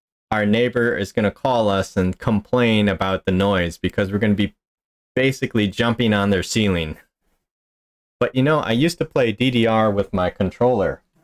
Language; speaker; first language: English; native; English